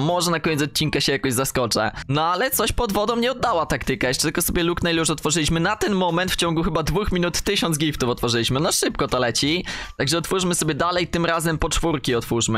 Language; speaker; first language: Polish; native; Polish